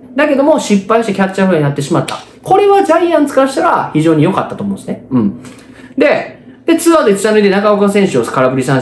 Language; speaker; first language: Japanese; native; Japanese